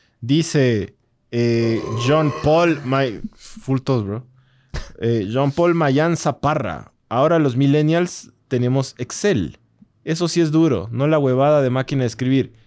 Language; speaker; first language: Spanish; native; Spanish